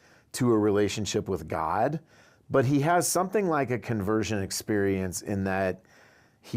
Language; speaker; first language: English; native; English